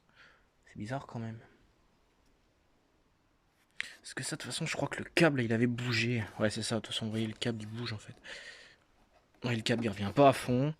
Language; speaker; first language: French; native; French